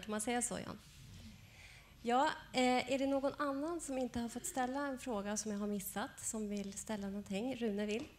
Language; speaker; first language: Swedish; native; Swedish